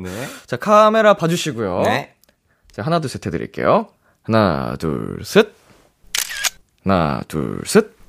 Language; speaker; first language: Korean; native; Korean